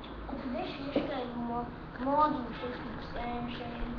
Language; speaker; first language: Hebrew; early bilingual, other home language; Russian